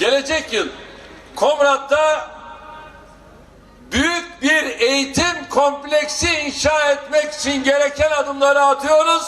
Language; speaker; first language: Turkish; native; Turkish